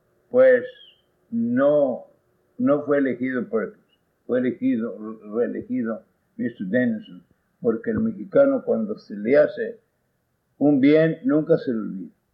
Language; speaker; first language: Spanish; early bilingual, heritage; Spanish